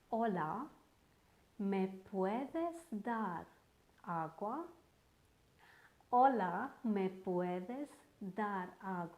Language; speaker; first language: Spanish; non-native, fluent; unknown